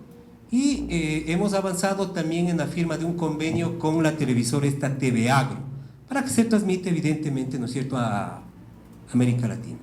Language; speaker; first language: Spanish; native; Spanish